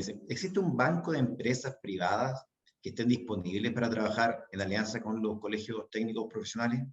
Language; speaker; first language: Spanish; native; Spanish